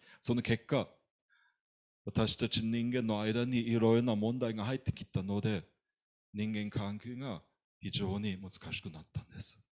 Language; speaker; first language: Japanese; non-native, fluent; German